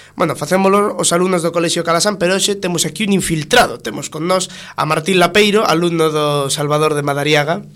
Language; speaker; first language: Galician; non-native, local second language; Spanish